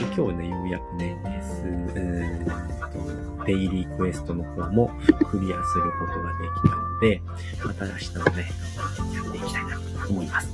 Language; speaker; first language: Japanese; native; Japanese